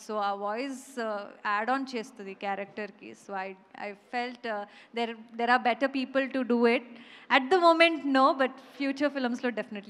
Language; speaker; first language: Telugu; non-native, local second language; Kannada